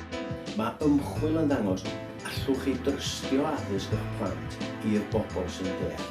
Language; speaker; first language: Welsh; native; Welsh